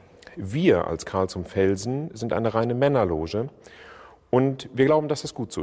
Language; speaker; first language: German; native; German